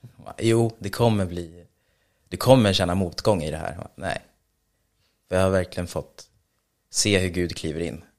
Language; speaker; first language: Swedish; native; Swedish